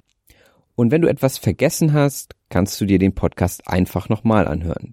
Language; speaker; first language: German; native; German